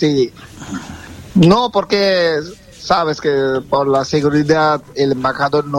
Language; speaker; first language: Spanish; non-native, fluent; Bangla